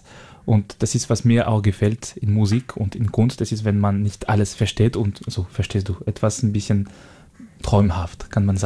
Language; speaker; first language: German; non-native, fluent; French